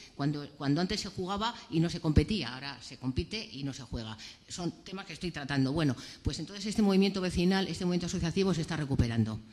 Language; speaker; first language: Spanish; native; Spanish